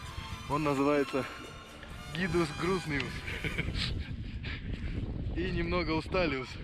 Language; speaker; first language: Russian; non-native, local second language; Kyrgyz